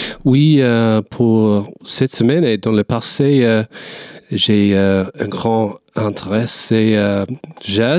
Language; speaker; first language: French; non-native, learner; English